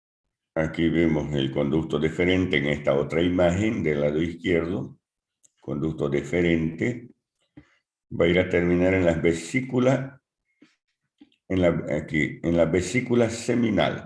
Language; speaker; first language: Spanish; native; Spanish